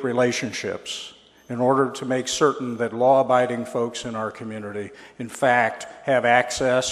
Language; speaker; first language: English; native; English